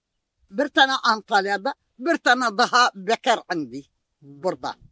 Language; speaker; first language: Turkish; non-native, local second language; Arabic